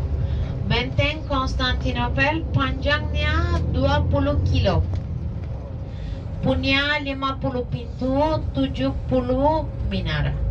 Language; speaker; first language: Indonesian; non-native, fluent; Turkish